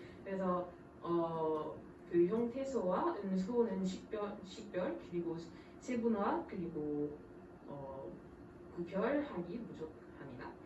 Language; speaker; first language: Korean; non-native, fluent; French